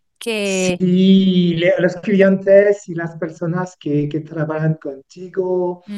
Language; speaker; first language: Spanish; non-native, learner; French